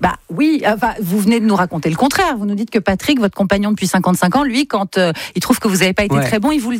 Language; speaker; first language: French; native; French